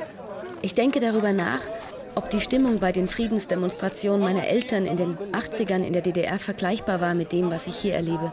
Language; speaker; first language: German; native; German